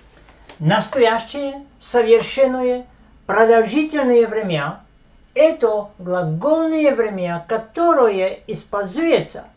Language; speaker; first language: Russian; non-native, fluent; Slovak